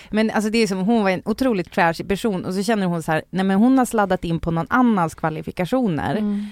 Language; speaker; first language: Swedish; native; Swedish